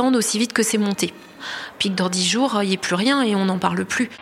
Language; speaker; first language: French; native; French